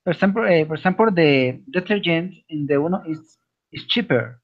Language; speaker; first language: English; non-native, learner; Spanish